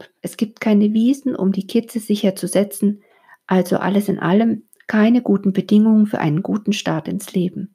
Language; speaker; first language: German; native; German